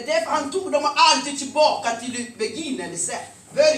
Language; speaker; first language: Swedish; non-native, fluent; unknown